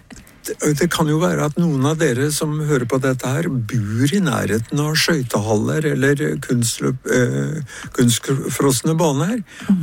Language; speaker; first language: Norwegian; native; Norwegian